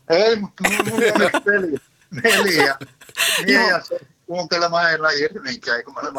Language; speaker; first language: Finnish; native; Finnish